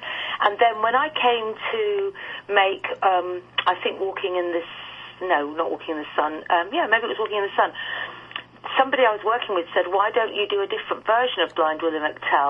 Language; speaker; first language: English; native; English